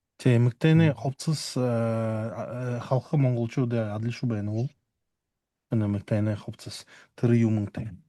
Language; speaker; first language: Mongolian; non-native, learner; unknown